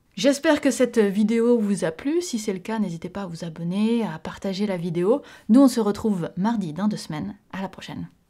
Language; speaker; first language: French; native; French